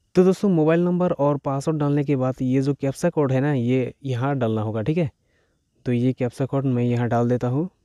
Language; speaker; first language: Hindi; non-native, local second language; Bangla